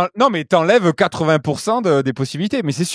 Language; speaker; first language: French; native; French